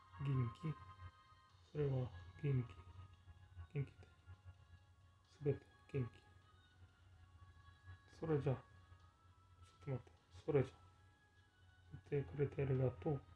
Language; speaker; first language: Japanese; non-native, learner; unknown